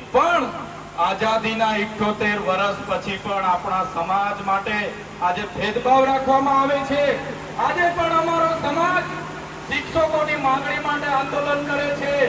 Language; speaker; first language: Gujarati; non-native, local second language; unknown